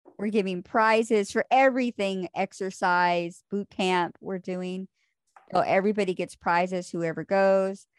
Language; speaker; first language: English; native; English